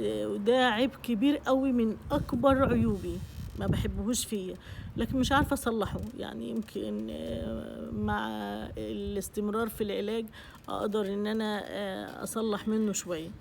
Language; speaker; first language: Arabic; native; Arabic